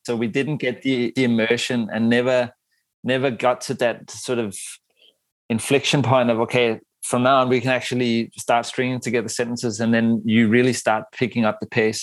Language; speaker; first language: English; non-native, fluent; Danish